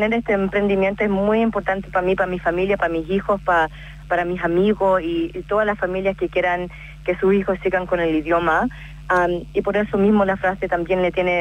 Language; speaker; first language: Spanish; non-native, fluent; English